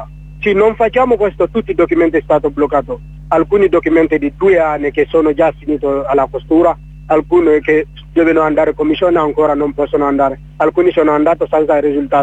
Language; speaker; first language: Italian; non-native, learner; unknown